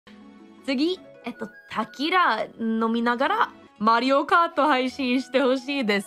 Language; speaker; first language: Japanese; non-native, fluent; English